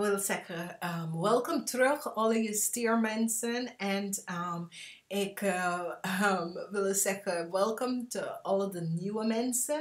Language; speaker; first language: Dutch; non-native, learner; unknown